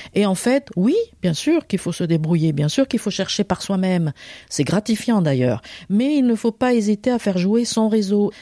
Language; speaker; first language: French; native; French